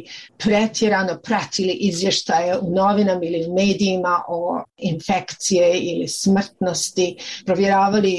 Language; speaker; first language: Serbian; native; Serbian